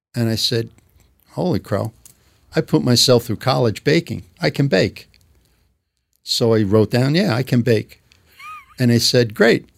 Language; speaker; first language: English; native; English